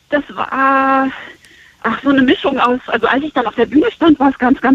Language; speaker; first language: German; native; German